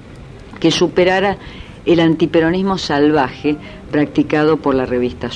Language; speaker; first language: Spanish; native; Spanish